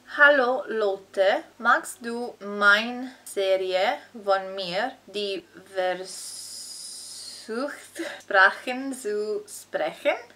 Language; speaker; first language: German; non-native, learner; Italian